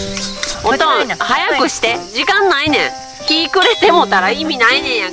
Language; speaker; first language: Japanese; native; Japanese